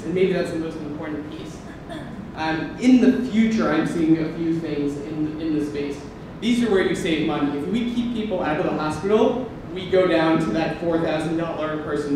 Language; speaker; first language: English; native; English